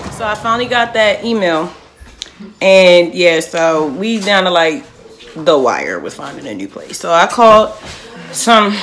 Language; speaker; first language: English; native; English